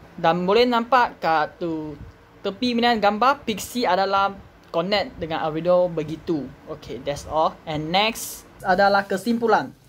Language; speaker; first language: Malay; non-native, local second language; Chinese